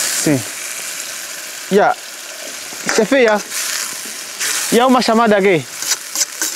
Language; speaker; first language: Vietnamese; non-native, learner; Portuguese